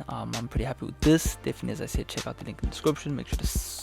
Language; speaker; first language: English; native; English